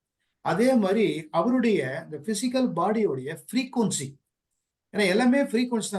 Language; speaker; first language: Tamil; native; Tamil